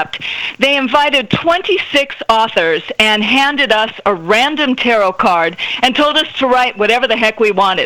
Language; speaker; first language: English; native; English